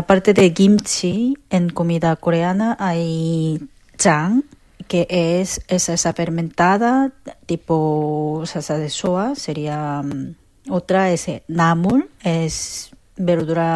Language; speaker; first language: Spanish; non-native, learner; Korean